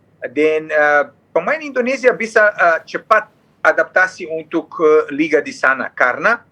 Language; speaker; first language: Indonesian; non-native, fluent; Serbian